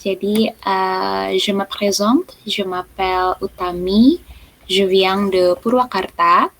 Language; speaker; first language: French; non-native, fluent; Indonesian